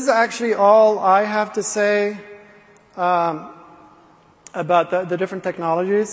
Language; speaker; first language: English; non-native, fluent; Swedish